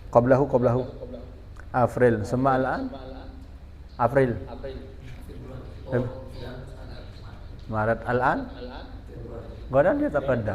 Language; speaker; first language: Arabic; non-native, fluent; Indonesian